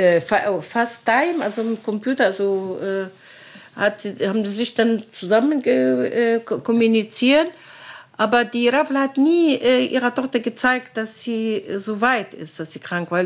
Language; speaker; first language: German; non-native, learner; Arabic